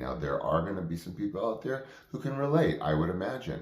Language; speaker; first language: English; native; English